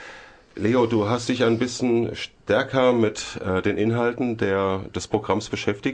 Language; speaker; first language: German; native; German